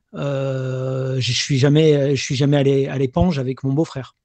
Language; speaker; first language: French; native; French